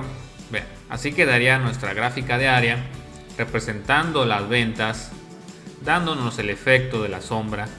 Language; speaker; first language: Spanish; native; Spanish